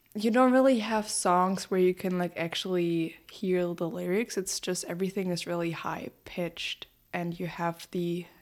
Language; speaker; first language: English; non-native, fluent; German